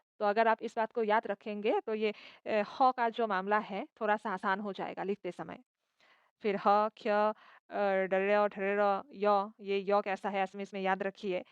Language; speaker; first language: Hindi; non-native, local second language; Assamese